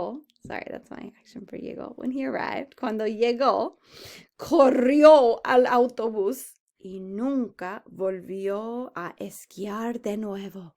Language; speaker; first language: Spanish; non-native, fluent; English